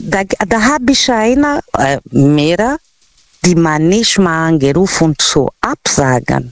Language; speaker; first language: German; non-native, learner; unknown